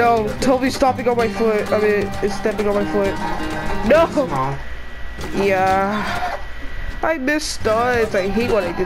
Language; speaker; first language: English; native; English